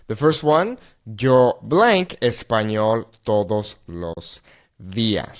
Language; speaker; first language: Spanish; non-native, fluent; English